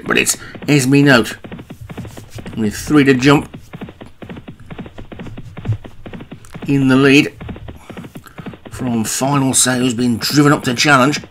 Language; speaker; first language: English; native; English